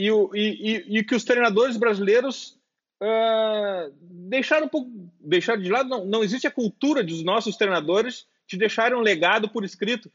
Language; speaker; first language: Portuguese; native; Portuguese